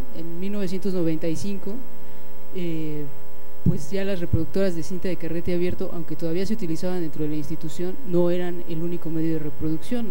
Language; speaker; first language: Spanish; native; Spanish